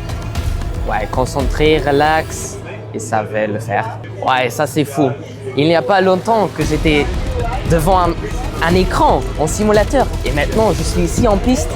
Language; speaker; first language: French; non-native, learner; Luxembourgish